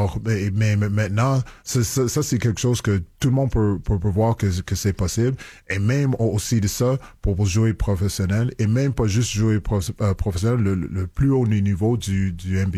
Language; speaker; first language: French; non-native, local second language; English